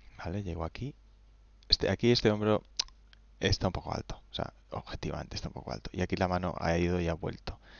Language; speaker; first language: Spanish; native; Spanish